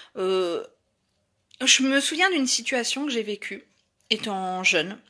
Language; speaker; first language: French; native; French